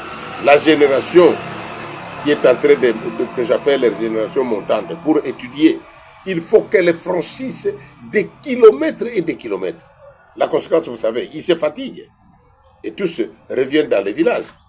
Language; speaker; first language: French; non-native, local second language; Kongo